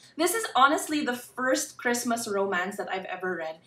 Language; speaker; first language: English; non-native, local second language; Filipino